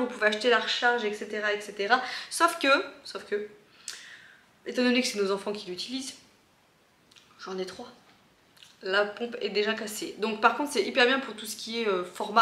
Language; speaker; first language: French; native; French